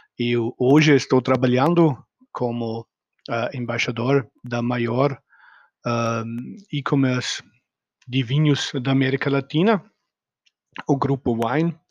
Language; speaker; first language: Portuguese; non-native, fluent; German